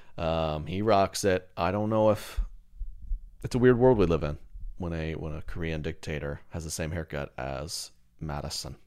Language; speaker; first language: English; native; English